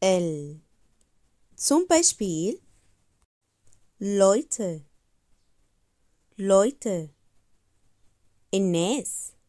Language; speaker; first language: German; non-native, fluent; Arabic